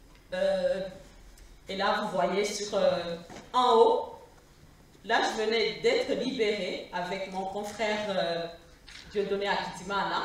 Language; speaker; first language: French; non-native, local second language; Rundi